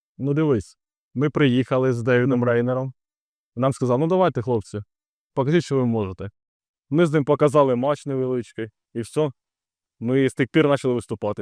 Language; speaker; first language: Ukrainian; non-native, local second language; Russian